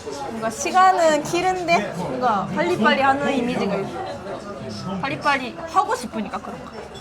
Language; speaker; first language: Korean; non-native, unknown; Japanese